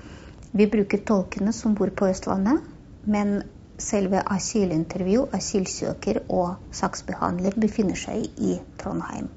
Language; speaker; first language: Norwegian; non-native, fluent; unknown